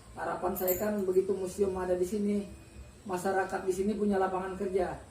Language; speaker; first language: Indonesian; non-native, local second language; Banjar